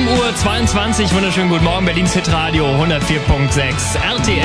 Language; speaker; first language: German; native; German